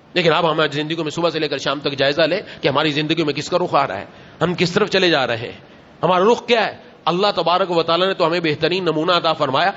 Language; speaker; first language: Urdu; non-native, local second language; Punjabi